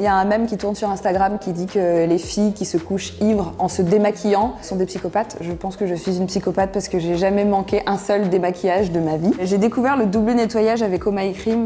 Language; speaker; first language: French; native; French